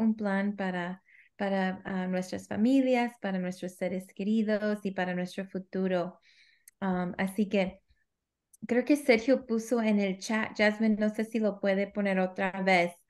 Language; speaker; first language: Spanish; early bilingual, heritage; Spanish